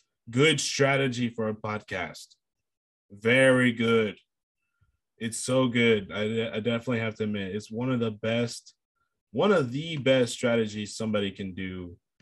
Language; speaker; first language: English; native; English